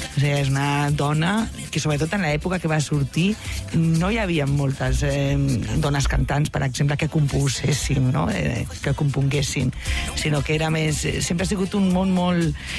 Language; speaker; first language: Catalan; non-native, local second language; Spanish